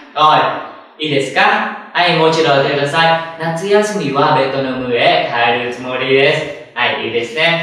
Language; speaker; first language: Japanese; non-native, fluent; Vietnamese